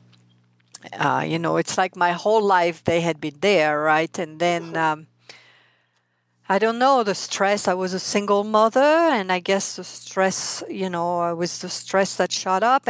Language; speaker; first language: English; non-native, fluent; French